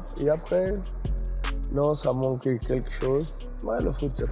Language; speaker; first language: French; non-native, fluent; Portuguese